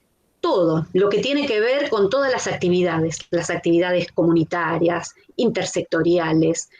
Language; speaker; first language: Spanish; native; Spanish